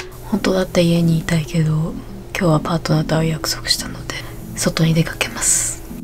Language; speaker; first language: Japanese; early bilingual, other home language; English